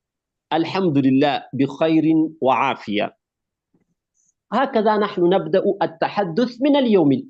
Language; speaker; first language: Arabic; non-native, fluent; Urdu